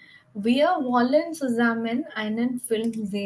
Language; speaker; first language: German; non-native, fluent; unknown